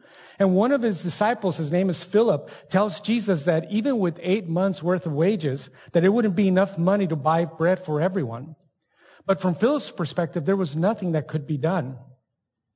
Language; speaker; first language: English; native; English